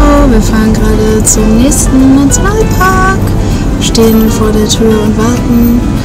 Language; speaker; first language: German; native; German